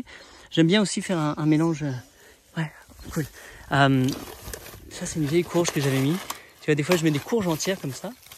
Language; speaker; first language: French; native; French